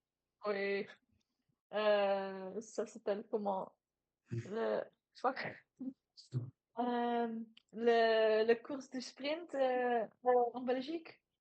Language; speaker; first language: French; non-native, learner; Dutch